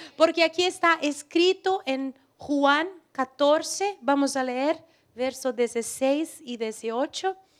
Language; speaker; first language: Spanish; non-native, fluent; Portuguese